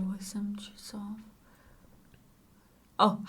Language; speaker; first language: Russian; non-native, learner; English